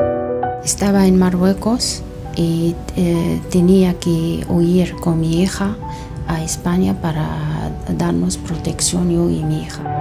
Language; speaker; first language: Spanish; non-native, fluent; Arabic